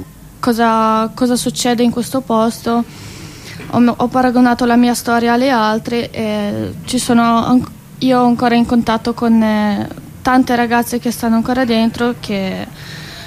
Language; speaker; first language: Italian; non-native, fluent; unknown